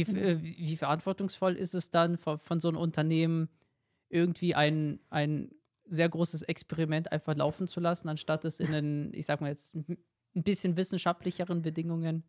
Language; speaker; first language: German; native; German